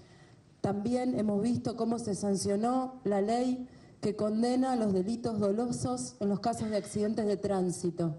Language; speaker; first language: Spanish; native; Spanish